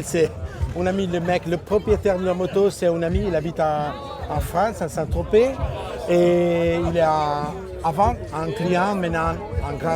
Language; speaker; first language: French; non-native, learner; Italian